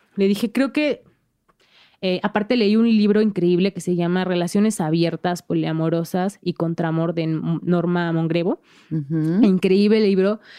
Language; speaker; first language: Spanish; native; Spanish